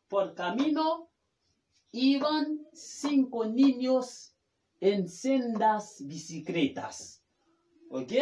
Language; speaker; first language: Spanish; non-native, fluent; Haitian Creole